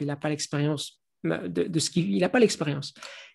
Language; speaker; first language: French; native; French